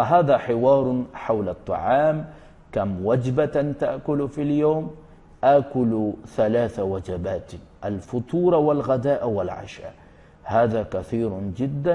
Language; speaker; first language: Arabic; non-native, fluent; Urdu